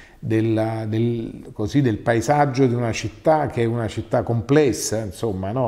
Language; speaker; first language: Italian; native; Italian